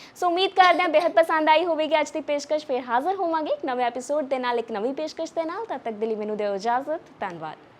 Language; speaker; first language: Punjabi; native; Punjabi